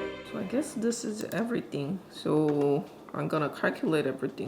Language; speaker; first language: English; non-native, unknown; Korean